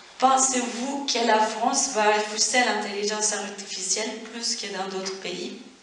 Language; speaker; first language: French; non-native, fluent; Spanish